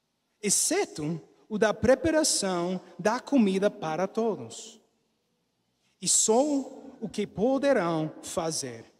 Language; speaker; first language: Portuguese; non-native, learner; English